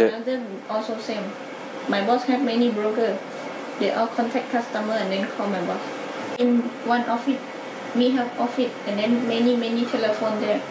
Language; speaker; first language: English; non-native, learner; Thai